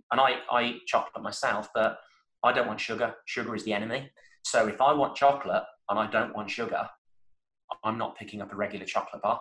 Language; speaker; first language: English; native; English